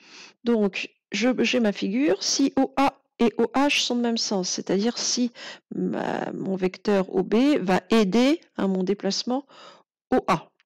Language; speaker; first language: French; native; French